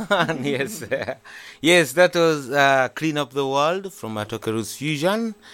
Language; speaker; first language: English; non-native, local second language; Ganda